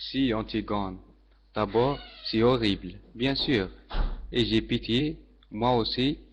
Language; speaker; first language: French; non-native, learner; Arabic